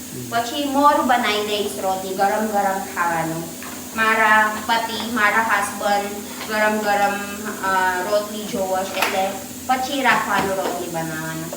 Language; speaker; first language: Gujarati; non-native, learner; Filipino